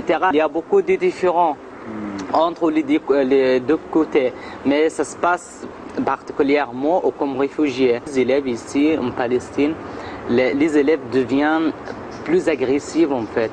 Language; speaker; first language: French; non-native, learner; Arabic